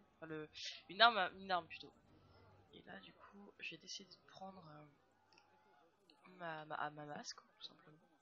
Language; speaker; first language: French; native; French